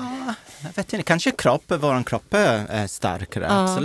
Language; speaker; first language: Swedish; non-native, learner; English